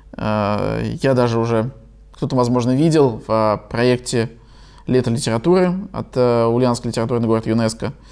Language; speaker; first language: Russian; native; Russian